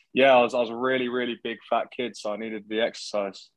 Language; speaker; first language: English; native; English